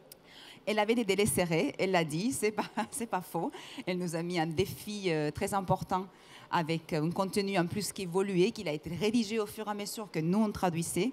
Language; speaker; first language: French; non-native, fluent; Italian